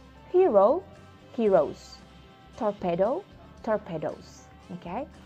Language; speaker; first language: English; non-native, fluent; Indonesian